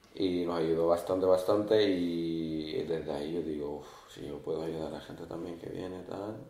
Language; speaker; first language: Spanish; early bilingual, other home language; Arabic